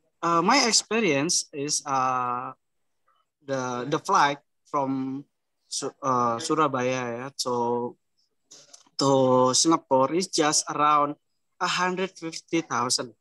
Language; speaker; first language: English; non-native, learner; Indonesian